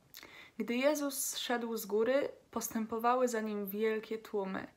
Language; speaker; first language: Polish; native; Polish